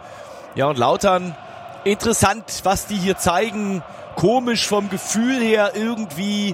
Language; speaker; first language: German; native; German